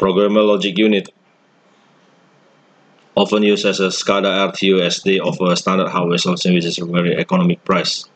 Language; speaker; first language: English; non-native, fluent; Indonesian